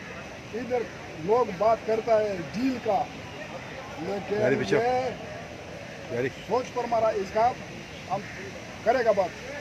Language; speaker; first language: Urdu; non-native, local second language; Pashto